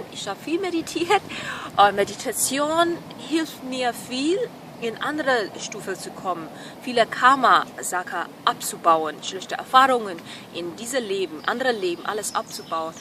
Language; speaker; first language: German; non-native, fluent; Burmese